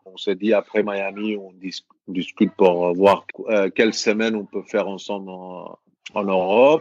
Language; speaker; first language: French; non-native, fluent; Greek